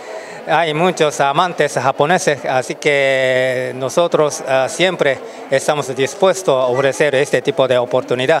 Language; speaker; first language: Spanish; non-native, learner; Japanese